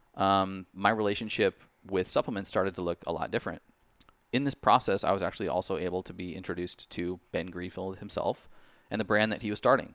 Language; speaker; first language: English; native; English